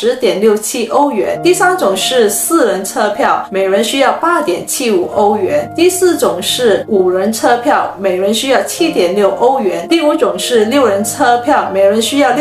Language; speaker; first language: Chinese; native; Chinese